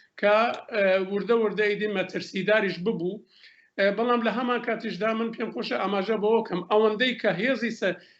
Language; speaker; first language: Central Kurdish; native; Central Kurdish